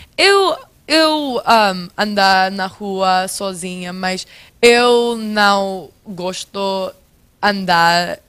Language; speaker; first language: Portuguese; non-native, fluent; English